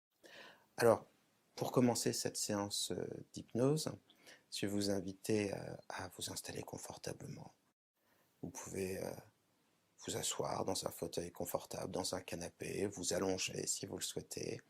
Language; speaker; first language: French; native; French